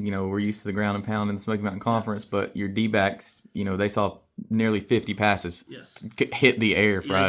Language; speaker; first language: English; native; English